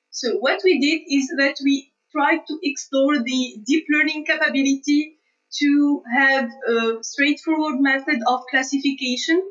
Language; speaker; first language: English; non-native, fluent; Arabic